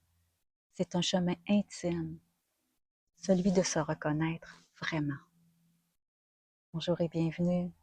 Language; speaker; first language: French; native; French